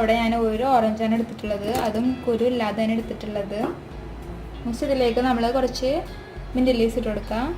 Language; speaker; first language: Malayalam; native; Malayalam